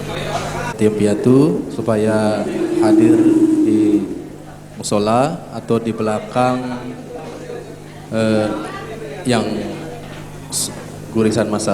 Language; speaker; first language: Indonesian; non-native, local second language; Sasak